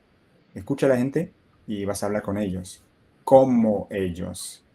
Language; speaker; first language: Spanish; non-native, fluent; English